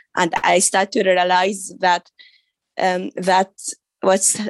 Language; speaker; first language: English; non-native, learner; Arabic